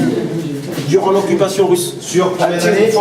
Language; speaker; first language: French; native; French